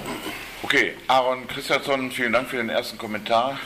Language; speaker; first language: German; native; German